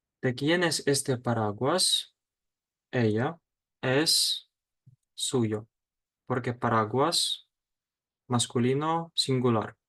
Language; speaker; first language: Spanish; non-native, fluent; Ukrainian